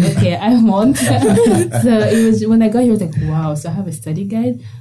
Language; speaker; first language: English; non-native, local second language; Kinyarwanda